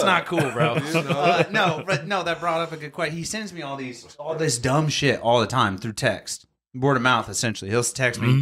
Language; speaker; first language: English; native; English